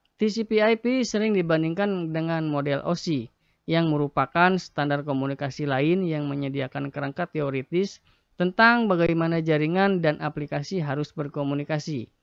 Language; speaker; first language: Indonesian; native; Indonesian